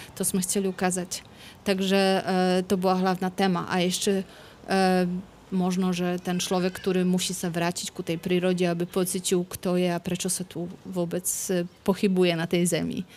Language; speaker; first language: Slovak; non-native, learner; Polish